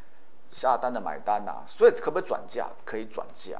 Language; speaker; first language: Chinese; native; Chinese